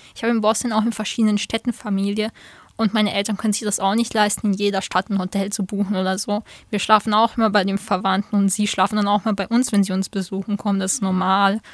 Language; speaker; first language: German; early bilingual, other home language; Bosnian